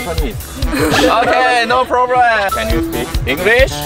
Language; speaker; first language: English; non-native, learner; Japanese